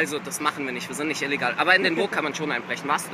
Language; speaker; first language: German; native; German